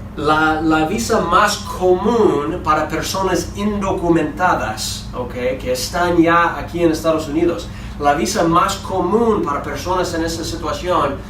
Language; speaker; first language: Spanish; non-native, fluent; English